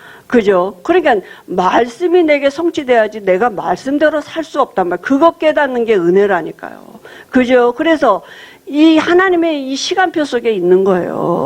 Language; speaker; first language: Korean; native; Korean